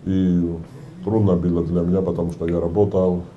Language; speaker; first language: Russian; non-native, fluent; Georgian